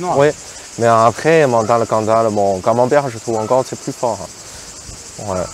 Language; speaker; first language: French; non-native, fluent; Chinese